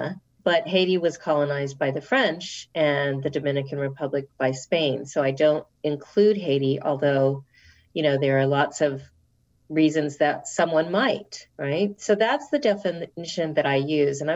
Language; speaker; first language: English; native; English